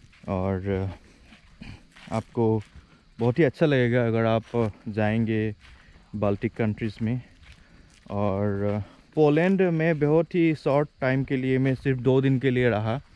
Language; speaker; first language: Hindi; non-native, local second language; Assamese